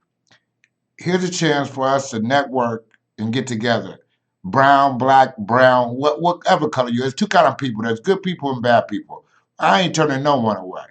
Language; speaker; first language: English; native; English